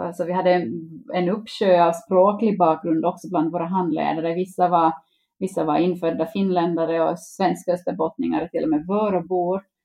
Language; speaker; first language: Swedish; native; Swedish